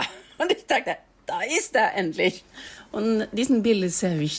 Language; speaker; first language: German; non-native, fluent; Norwegian